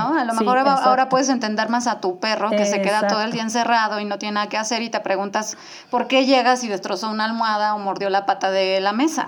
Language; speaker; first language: Spanish; native; Spanish